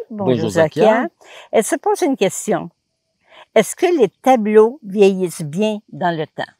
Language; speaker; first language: French; native; French